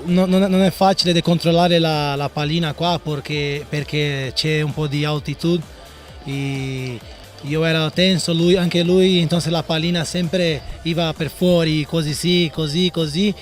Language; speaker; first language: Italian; non-native, learner; Portuguese